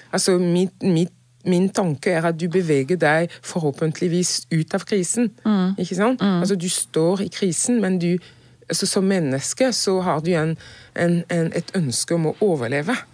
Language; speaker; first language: Norwegian; non-native, fluent; French